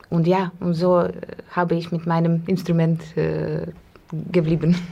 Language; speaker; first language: German; non-native, learner; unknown